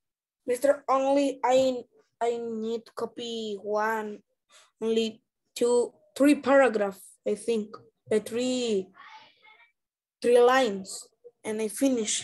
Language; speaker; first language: English; non-native, learner; Spanish